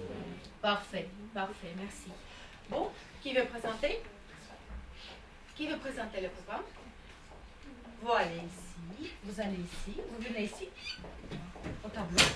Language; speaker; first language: French; non-native, fluent; Russian